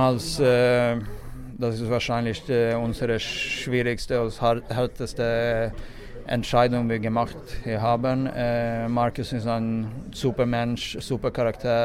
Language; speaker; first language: German; non-native, fluent; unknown